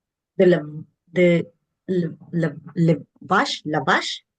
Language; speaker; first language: French; non-native, learner; English